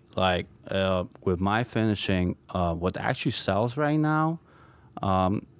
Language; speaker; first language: English; non-native, fluent; Polish